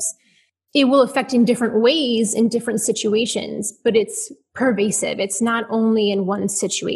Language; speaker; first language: English; native; English